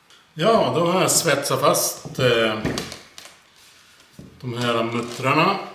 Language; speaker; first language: Swedish; native; Swedish